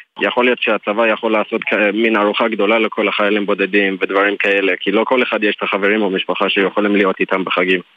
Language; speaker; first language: Hebrew; non-native, fluent; English